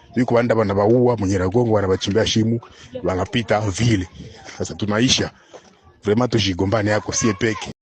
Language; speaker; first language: Swahili; native; Swahili